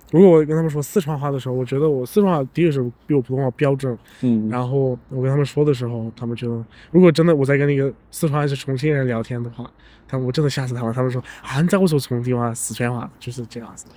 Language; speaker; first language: Chinese; non-native, fluent; English